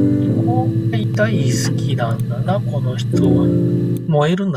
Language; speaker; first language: Japanese; native; Japanese